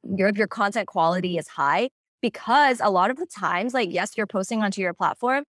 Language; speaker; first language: English; non-native, local second language; Cantonese